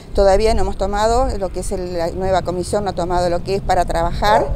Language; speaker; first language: Spanish; native; Spanish